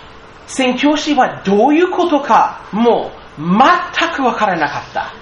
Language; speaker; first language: Japanese; non-native, fluent; English